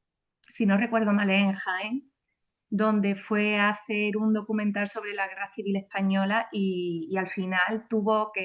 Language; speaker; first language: Spanish; native; Spanish